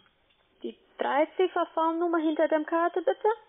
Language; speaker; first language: German; non-native, learner; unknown